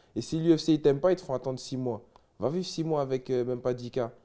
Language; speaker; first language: French; native; French